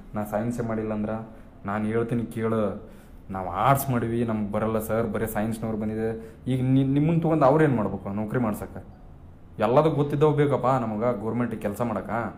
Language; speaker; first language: Kannada; native; Kannada